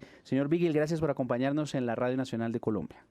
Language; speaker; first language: Spanish; native; Spanish